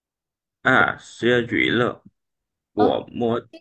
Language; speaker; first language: Chinese; non-native, learner; Vietnamese